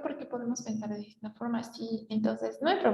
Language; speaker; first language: Spanish; native; Spanish